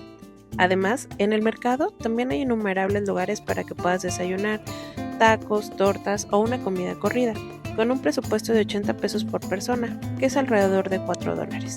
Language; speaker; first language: Spanish; native; Spanish